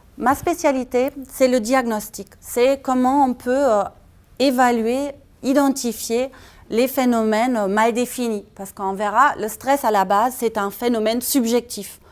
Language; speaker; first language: French; non-native, fluent; German